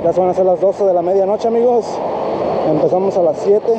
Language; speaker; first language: Spanish; early bilingual, heritage; Spanish